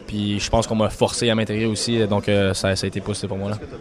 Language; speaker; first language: French; native; French